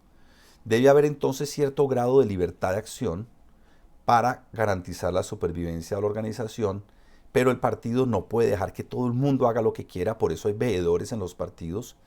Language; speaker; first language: Spanish; native; Spanish